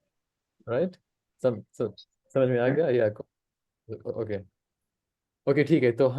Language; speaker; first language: Hindi; non-native, local second language; English